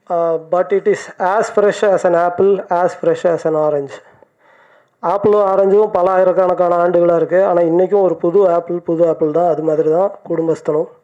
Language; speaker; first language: Tamil; native; Tamil